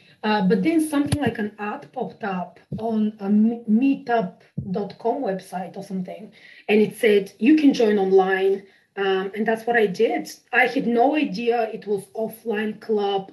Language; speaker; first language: English; non-native, fluent; Bulgarian